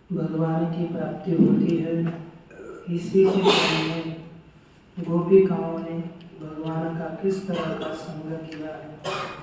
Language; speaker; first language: Hindi; non-native, local second language; Marathi